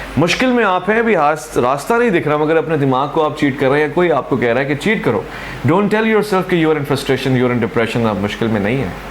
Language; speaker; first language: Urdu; non-native, local second language; Sindhi